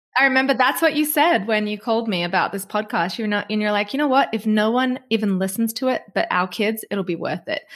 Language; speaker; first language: English; native; English